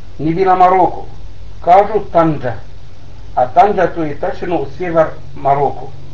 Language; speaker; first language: Bosnian; non-native, learner; Arabic